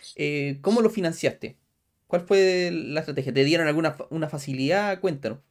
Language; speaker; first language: Spanish; native; Spanish